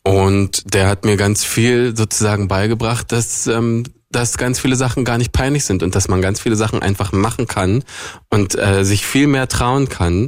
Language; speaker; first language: German; native; German